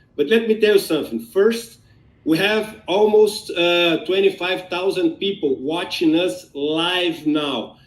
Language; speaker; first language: English; non-native, fluent; Portuguese